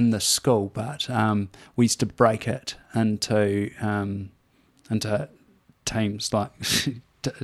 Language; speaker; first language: English; native; English